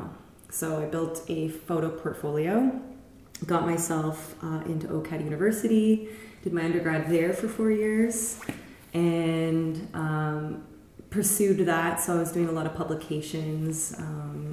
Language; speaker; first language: English; native; English